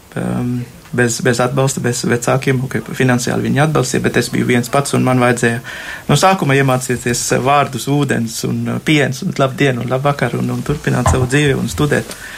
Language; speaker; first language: Latvian; non-native, fluent; Sinhala